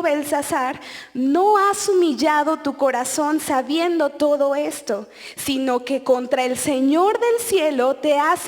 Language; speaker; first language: Spanish; native; Spanish